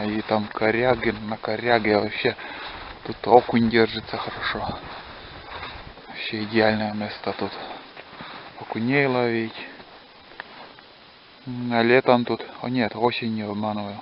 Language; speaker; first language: Russian; native; Russian